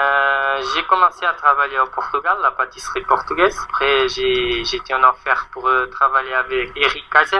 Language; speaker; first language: French; non-native, learner; Portuguese